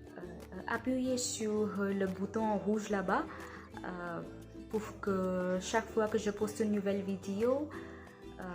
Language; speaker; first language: French; non-native, learner; Hindi